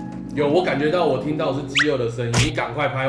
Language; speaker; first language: Chinese; native; Chinese